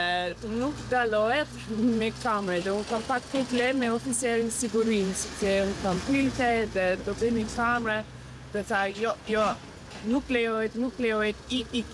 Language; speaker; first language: Albanian; non-native, learner; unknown